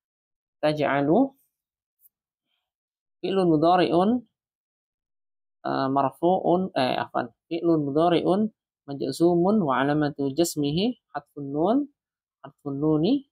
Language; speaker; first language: Arabic; non-native, learner; Indonesian